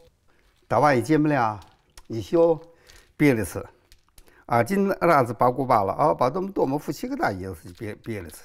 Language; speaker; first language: Russian; non-native, learner; Chinese